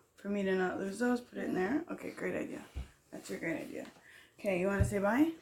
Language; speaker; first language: English; native; English